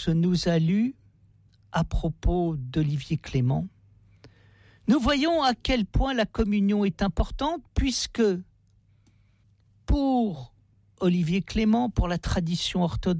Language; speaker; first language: French; native; French